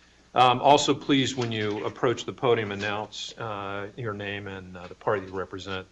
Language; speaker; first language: English; native; English